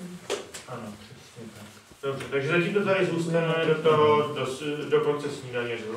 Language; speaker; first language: Czech; native; Czech